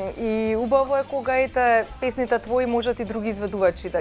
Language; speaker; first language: Macedonian; native; Macedonian